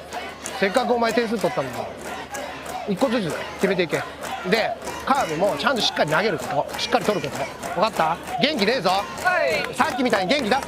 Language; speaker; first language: Japanese; native; Japanese